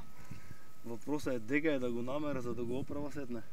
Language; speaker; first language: Bulgarian; native; Bulgarian